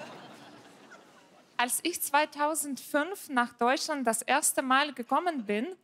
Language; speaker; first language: German; non-native, fluent; Ukrainian